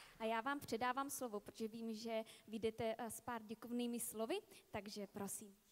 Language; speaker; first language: Czech; native; Czech